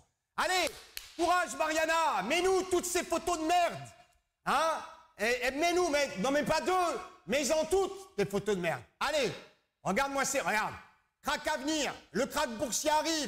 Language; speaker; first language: French; native; French